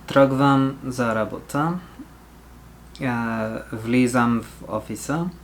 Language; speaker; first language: Bulgarian; non-native, learner; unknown